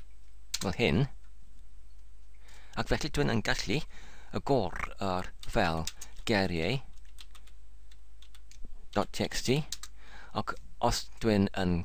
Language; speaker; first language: Welsh; non-native, learner; English